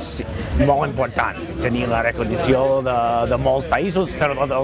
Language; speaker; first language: Catalan; non-native, learner; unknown